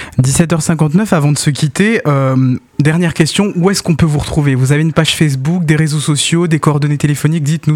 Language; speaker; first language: French; native; French